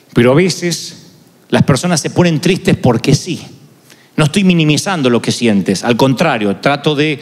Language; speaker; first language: Spanish; native; Spanish